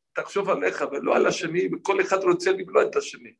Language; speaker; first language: Hebrew; non-native, fluent; Spanish